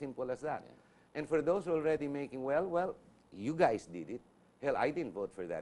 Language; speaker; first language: English; non-native, local second language; Filipino